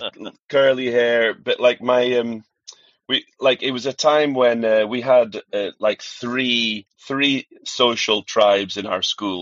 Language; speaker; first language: English; native; English